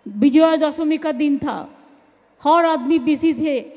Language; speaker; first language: Hindi; non-native, local second language; Bangla